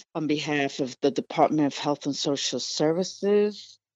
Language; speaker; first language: English; non-native, fluent; Spanish